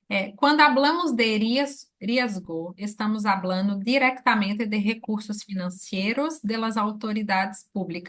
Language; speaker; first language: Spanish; non-native, learner; Portuguese